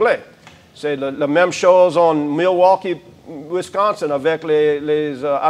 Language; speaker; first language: French; non-native, local second language; English